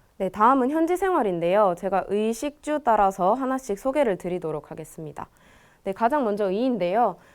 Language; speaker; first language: Korean; native; Korean